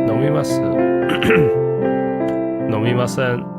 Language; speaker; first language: Japanese; non-native, learner; English